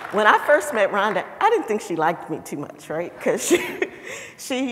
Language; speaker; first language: English; native; English